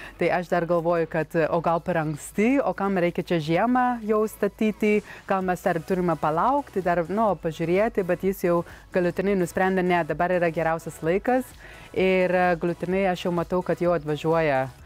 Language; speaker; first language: Lithuanian; non-native, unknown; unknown